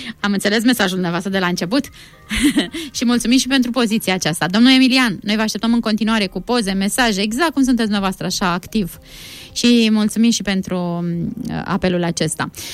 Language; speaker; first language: Romanian; native; Romanian